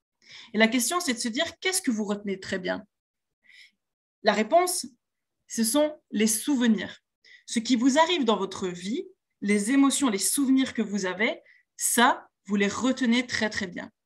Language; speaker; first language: French; native; French